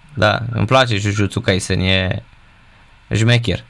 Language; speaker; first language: Romanian; native; Romanian